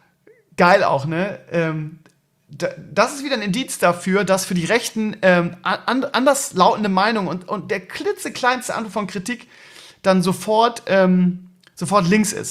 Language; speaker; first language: German; native; German